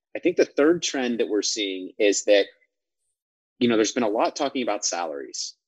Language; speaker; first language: English; native; English